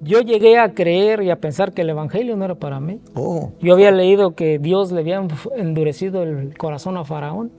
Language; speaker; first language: Spanish; native; Spanish